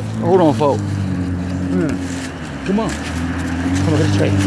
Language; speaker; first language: English; native; English